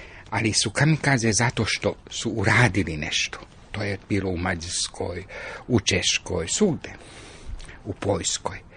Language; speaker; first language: Croatian; non-native, local second language; Hungarian